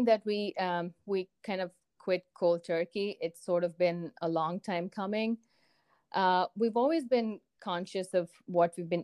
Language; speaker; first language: English; non-native, local second language; Tamil